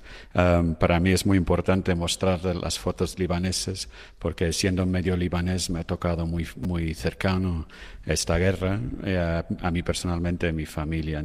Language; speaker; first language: Spanish; non-native, fluent; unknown